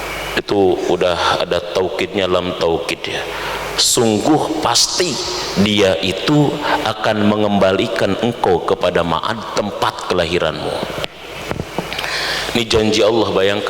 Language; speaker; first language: Indonesian; native; Indonesian